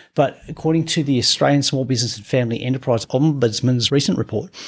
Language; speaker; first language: English; native; English